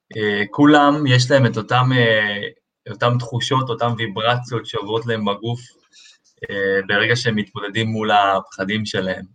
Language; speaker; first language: Hebrew; early bilingual, other home language; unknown